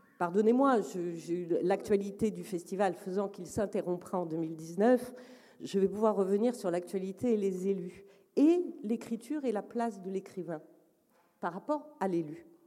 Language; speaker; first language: French; native; French